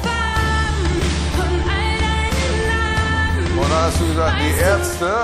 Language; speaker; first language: German; native; German